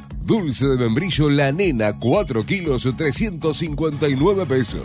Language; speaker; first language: Spanish; native; Spanish